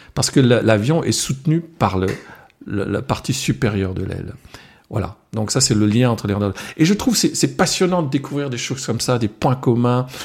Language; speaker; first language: French; non-native, local second language; Swiss German